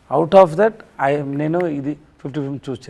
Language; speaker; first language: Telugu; non-native, learner; Tamil